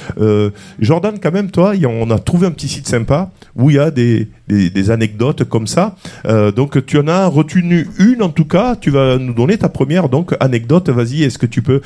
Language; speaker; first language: French; native; French